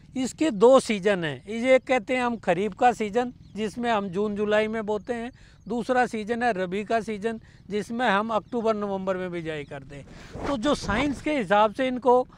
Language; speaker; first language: Hindi; native; Hindi